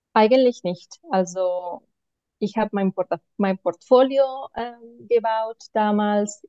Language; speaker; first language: German; non-native, fluent; Spanish